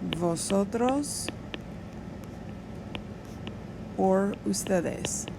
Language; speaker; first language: Spanish; non-native, fluent; English